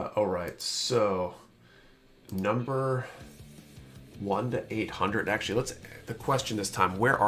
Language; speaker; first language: English; native; English